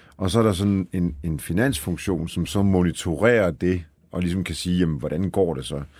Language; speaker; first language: Danish; early bilingual, other home language; Polish